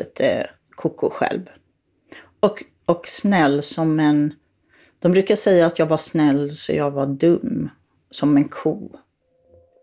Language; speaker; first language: Swedish; native; Swedish